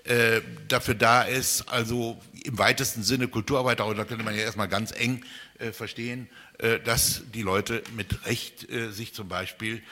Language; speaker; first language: German; native; German